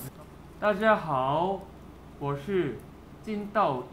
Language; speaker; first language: Chinese; non-native, learner; Korean